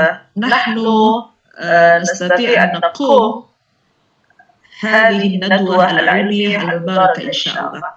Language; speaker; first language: Arabic; non-native, fluent; Indonesian